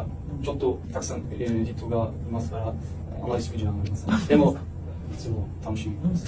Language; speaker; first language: Japanese; non-native, learner; German